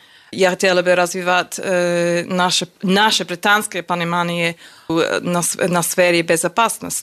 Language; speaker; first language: Russian; non-native, learner; English